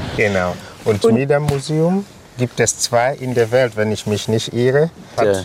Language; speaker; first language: German; non-native, fluent; English